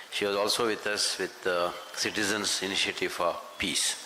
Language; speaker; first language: English; non-native, local second language; Kannada